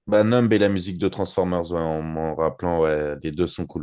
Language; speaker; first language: French; native; French